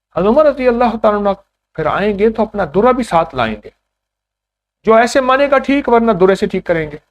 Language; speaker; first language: Urdu; non-native, local second language; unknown